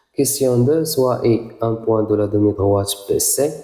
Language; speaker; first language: French; non-native, local second language; Arabic